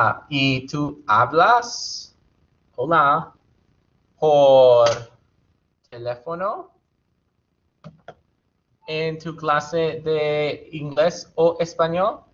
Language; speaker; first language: Spanish; non-native, fluent; English